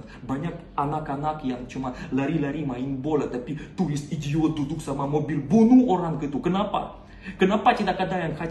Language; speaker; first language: Indonesian; non-native, learner; Russian